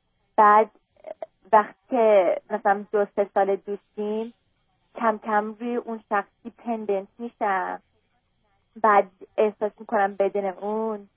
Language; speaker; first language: Persian; early bilingual, heritage; Persian